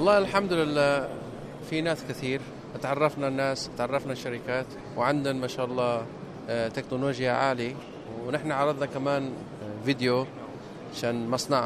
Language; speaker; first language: Arabic; non-native, fluent; Turkish